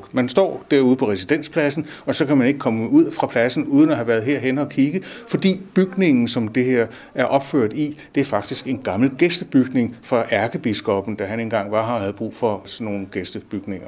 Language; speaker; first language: Danish; native; Danish